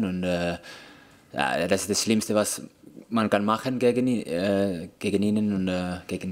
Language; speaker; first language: German; non-native, fluent; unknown